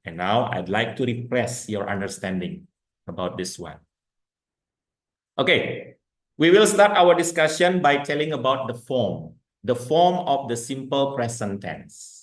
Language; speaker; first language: English; non-native, fluent; Indonesian